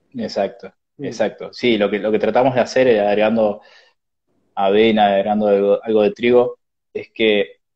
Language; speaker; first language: Spanish; native; Spanish